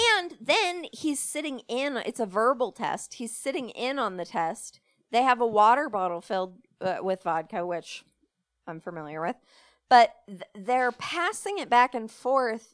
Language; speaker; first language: English; native; English